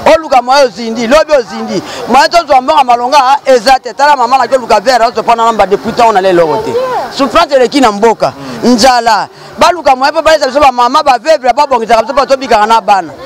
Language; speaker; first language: Lingala; native; Lingala